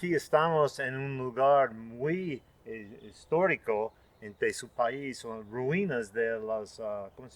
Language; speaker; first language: Spanish; non-native, fluent; English